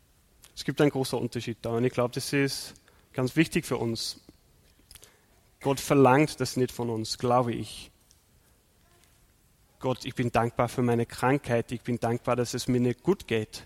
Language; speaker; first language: German; non-native, fluent; English